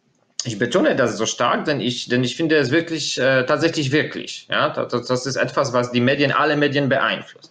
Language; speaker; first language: German; non-native, fluent; Polish